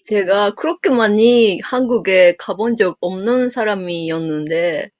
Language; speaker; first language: Korean; non-native, fluent; Japanese